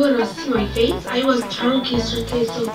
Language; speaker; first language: English; non-native, learner; Italian